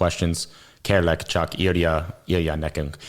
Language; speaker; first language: Hungarian; non-native, learner; English